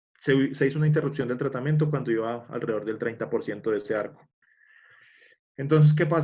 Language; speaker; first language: Spanish; native; Spanish